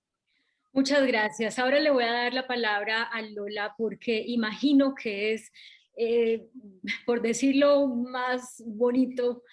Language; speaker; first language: Spanish; native; Spanish